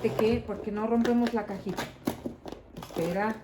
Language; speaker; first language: Spanish; native; Spanish